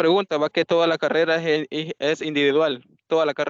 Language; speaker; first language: Spanish; native; Spanish